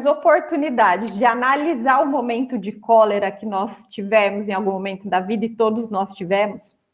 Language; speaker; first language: Portuguese; native; Portuguese